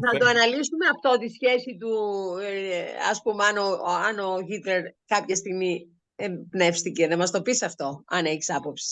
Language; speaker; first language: Greek; native; Greek